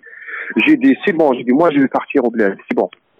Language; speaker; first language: French; non-native, learner; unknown